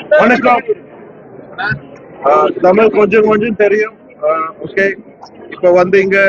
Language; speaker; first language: Tamil; non-native, learner; Malayalam